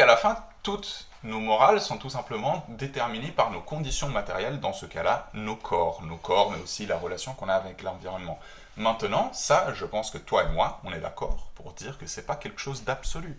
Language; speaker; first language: French; native; French